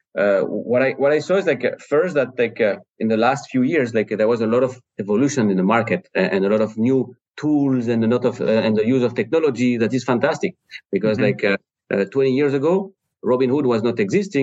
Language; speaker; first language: English; non-native, fluent; French